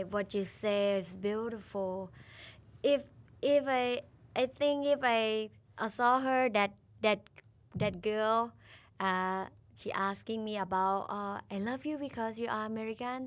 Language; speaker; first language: English; non-native, learner; Thai